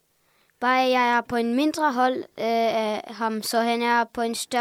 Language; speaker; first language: Danish; early bilingual, other home language; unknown